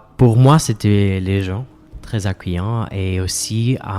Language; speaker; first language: French; non-native, fluent; Spanish